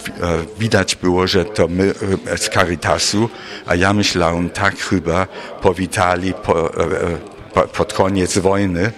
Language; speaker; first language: Polish; non-native, fluent; German